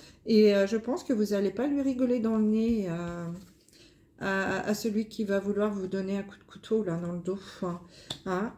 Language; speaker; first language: French; native; French